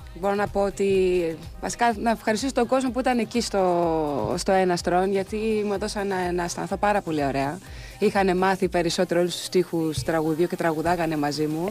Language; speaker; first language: Greek; early bilingual, other home language; Swedish